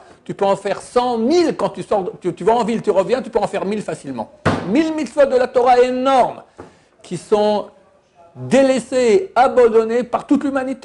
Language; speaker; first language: French; native; French